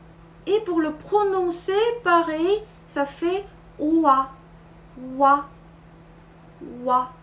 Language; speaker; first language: French; non-native, fluent; Korean